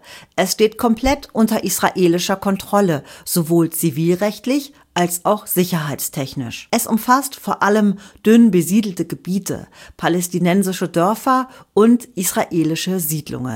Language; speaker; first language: German; native; German